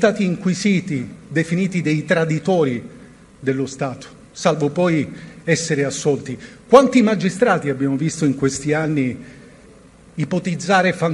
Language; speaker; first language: Italian; native; Italian